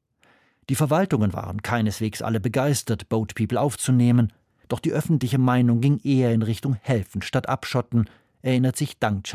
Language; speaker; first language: German; native; German